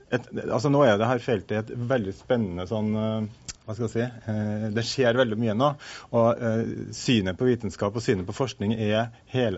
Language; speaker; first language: Norwegian; native; Norwegian